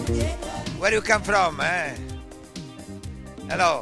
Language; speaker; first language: English; non-native, learner; Italian